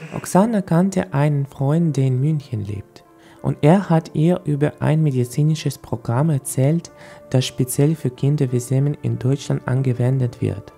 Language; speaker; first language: German; non-native, fluent; Russian